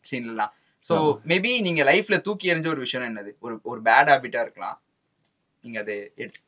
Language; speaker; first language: Tamil; native; Tamil